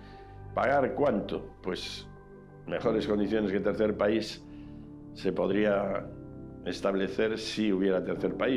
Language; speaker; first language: Spanish; native; Spanish